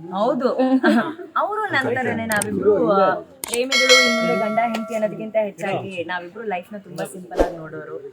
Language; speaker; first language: Kannada; non-native, local second language; Tulu